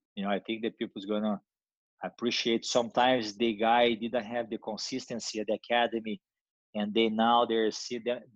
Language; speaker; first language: English; non-native, learner; Portuguese